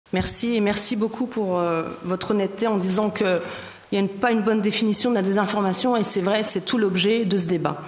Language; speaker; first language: French; native; French